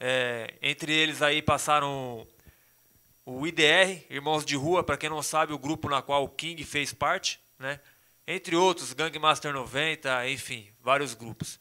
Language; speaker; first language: Portuguese; native; Portuguese